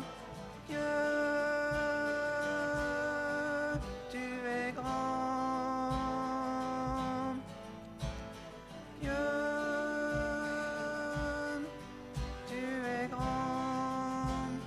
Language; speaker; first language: French; native; French